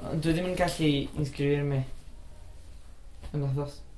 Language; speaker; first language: Welsh; non-native, learner; Spanish